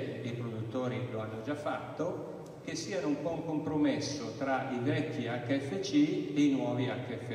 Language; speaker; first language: Italian; native; Italian